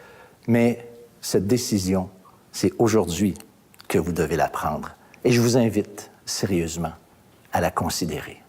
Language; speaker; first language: French; native; French